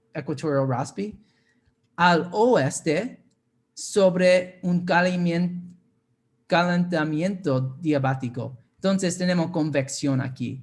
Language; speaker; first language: Spanish; non-native, fluent; English